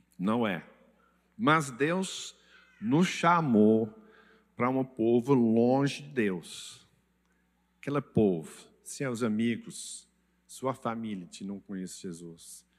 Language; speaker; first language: Portuguese; non-native, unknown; English